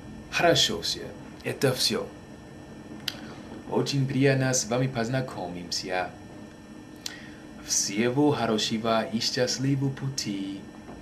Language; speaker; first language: Russian; non-native, learner; English